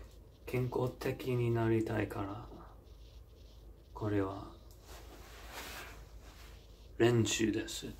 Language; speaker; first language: Japanese; non-native, learner; English